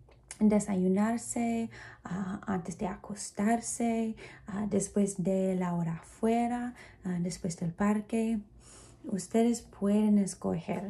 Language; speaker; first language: Spanish; non-native, fluent; English